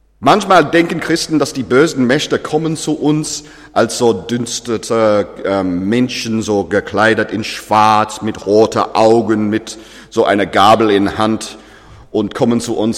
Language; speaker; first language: German; non-native, fluent; English